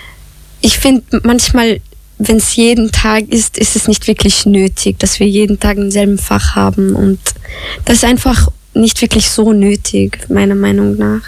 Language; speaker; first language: German; early bilingual, other home language; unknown